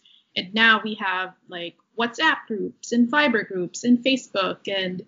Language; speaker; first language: English; non-native, local second language; Filipino